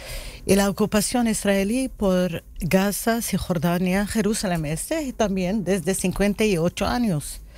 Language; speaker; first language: Spanish; non-native, learner; Arabic